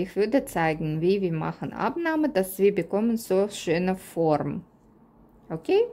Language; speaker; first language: German; non-native, learner; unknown